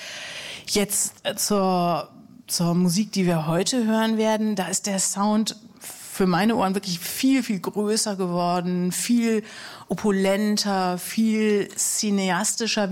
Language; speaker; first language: German; native; German